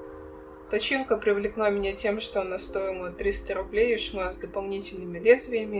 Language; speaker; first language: Russian; native; Russian